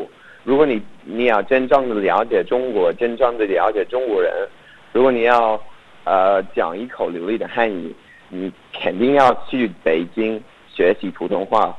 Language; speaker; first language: Chinese; non-native, learner; English